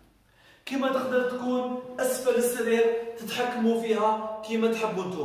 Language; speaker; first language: Arabic; native; Arabic